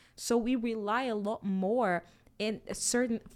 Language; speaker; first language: English; non-native, fluent; Portuguese